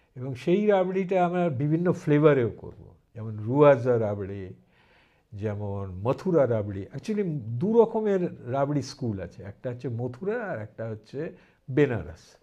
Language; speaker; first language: Bangla; early bilingual, heritage; Bangla